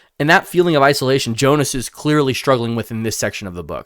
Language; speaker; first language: English; native; English